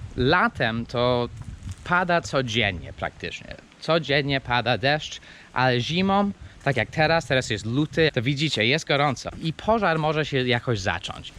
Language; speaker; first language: Polish; non-native, fluent; English